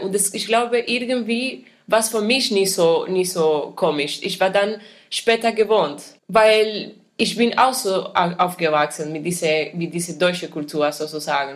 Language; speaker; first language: German; non-native, fluent; Spanish